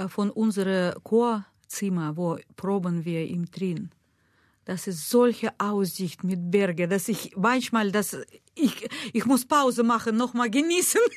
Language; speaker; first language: German; non-native, learner; Russian